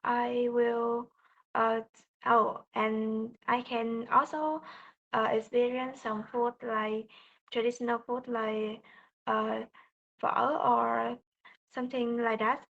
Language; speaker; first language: English; non-native, learner; Vietnamese